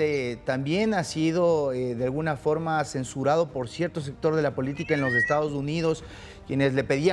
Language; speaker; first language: Spanish; native; Spanish